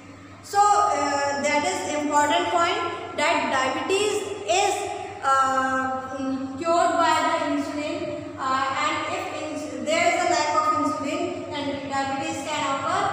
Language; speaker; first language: English; non-native, local second language; Hindi